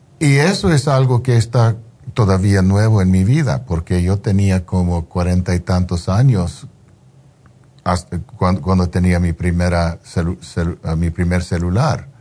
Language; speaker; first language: Spanish; non-native, fluent; English